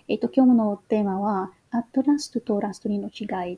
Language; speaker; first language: Japanese; non-native, learner; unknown